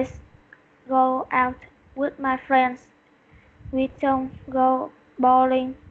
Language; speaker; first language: English; non-native, learner; Vietnamese